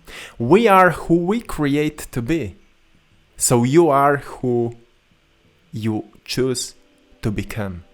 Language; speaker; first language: English; non-native, fluent; Slovenian